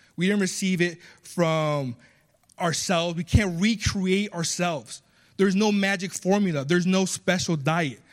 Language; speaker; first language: English; early bilingual, other home language; Spanish